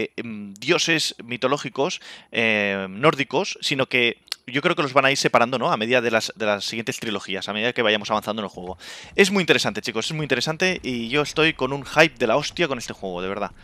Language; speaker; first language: Spanish; native; Spanish